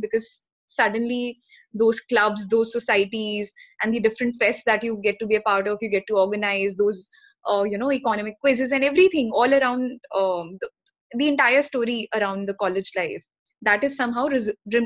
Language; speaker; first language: English; non-native, local second language; Hindi